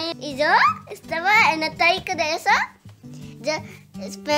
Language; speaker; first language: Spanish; early bilingual, heritage; Spanish